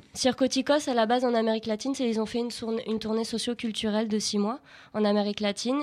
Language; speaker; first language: French; native; French